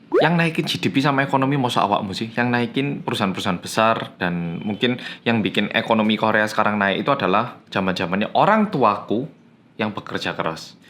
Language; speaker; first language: Indonesian; non-native, fluent; Korean